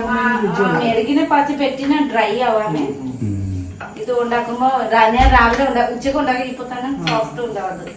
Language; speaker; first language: Malayalam; non-native, fluent; Nepali